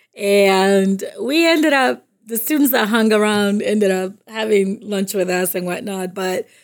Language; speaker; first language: English; non-native, fluent; Spanish